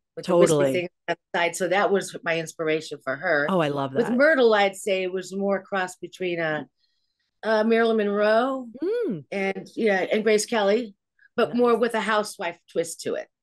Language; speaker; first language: English; native; English